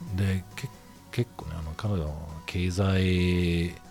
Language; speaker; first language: Japanese; non-native, fluent; German